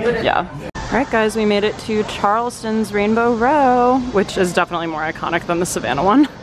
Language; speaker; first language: English; native; English